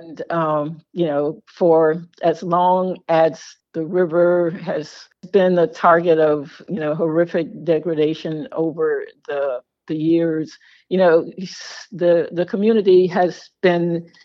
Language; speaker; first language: English; native; English